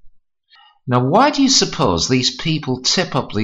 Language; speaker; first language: English; native; English